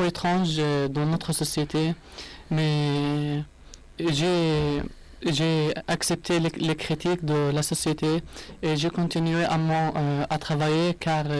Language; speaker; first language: French; non-native, learner; Arabic